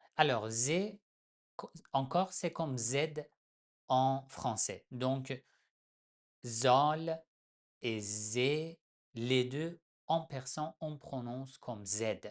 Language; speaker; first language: French; non-native, fluent; Persian